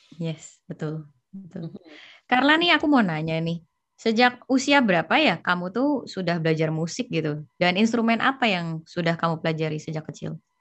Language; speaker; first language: Indonesian; native; Indonesian